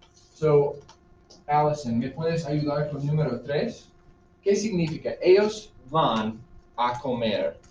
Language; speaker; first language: Spanish; non-native, fluent; English